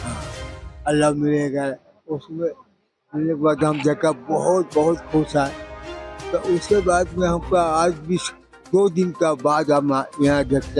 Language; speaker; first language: Hindi; non-native, local second language; Bangla